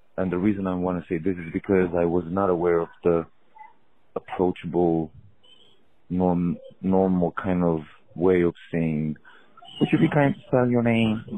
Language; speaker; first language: English; non-native, fluent; Romanian